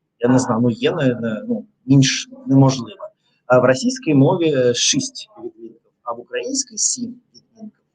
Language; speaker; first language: Ukrainian; non-native, learner; Russian